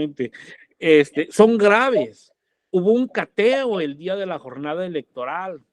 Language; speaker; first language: Spanish; native; Spanish